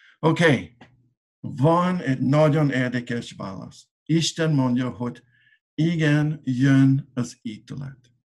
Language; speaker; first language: Hungarian; non-native, learner; English